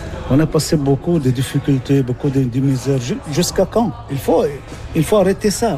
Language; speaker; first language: French; non-native, local second language; Arabic